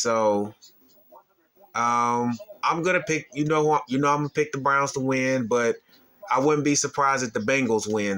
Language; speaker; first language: English; native; English